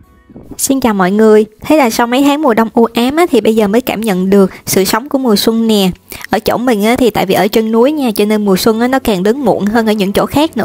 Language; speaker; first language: Vietnamese; native; Vietnamese